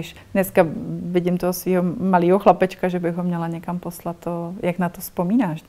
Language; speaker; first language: Czech; native; Czech